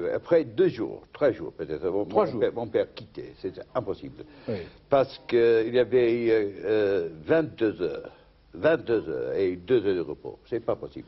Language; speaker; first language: French; non-native, fluent; English